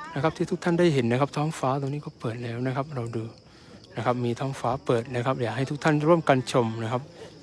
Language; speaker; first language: Thai; non-native, local second language; Malay